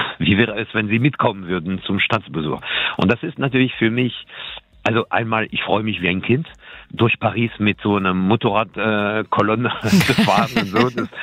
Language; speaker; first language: German; non-native, fluent; French